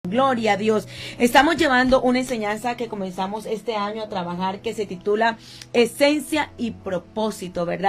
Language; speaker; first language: Spanish; native; Spanish